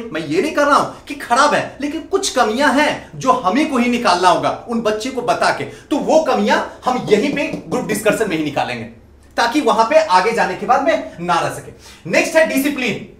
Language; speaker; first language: Hindi; native; Hindi